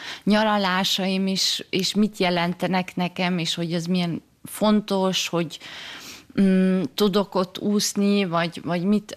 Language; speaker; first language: Hungarian; early bilingual, heritage; German